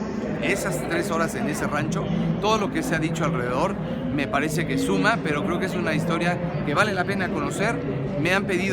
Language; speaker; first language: Spanish; native; Spanish